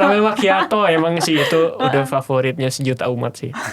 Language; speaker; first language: Indonesian; native; Indonesian